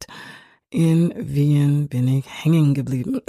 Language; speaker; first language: German; non-native, fluent; English